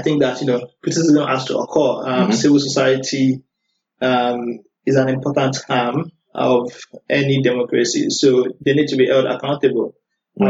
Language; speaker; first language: English; non-native, local second language; Yoruba